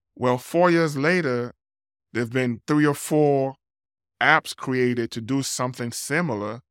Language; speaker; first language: English; non-native, local second language; Yoruba